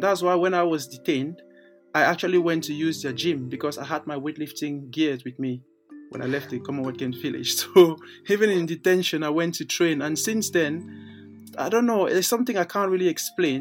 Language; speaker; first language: English; non-native, local second language; French